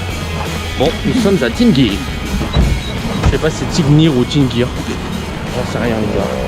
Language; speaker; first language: French; native; French